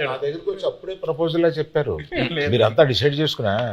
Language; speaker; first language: Telugu; native; Telugu